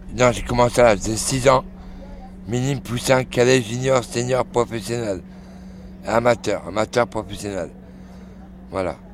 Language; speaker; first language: French; native; French